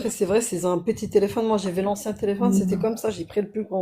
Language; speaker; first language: French; native; French